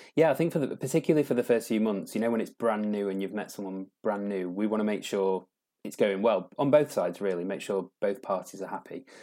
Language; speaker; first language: English; native; English